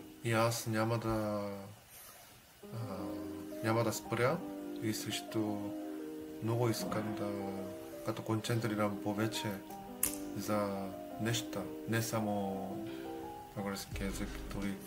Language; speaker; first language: Bulgarian; non-native, learner; Korean